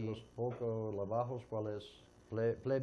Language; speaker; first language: Spanish; non-native, fluent; English